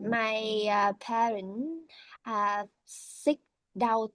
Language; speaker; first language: English; non-native, learner; Vietnamese